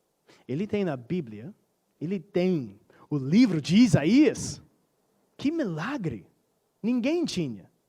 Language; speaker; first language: Portuguese; non-native, fluent; English